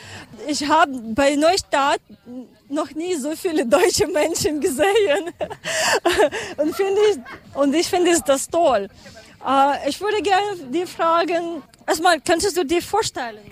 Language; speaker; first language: German; non-native, learner; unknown